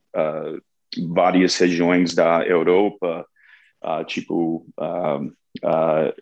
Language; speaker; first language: Portuguese; non-native, fluent; English